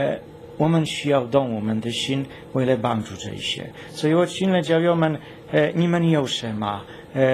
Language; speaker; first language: Chinese; non-native, learner; Polish